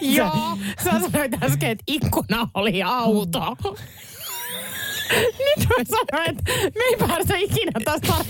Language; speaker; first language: Finnish; native; Finnish